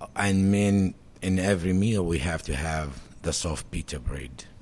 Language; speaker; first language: English; non-native, fluent; Arabic